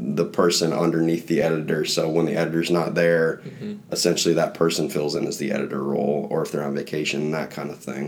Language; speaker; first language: English; native; English